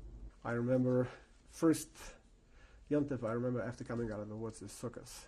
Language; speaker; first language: English; early bilingual, other home language; Yiddish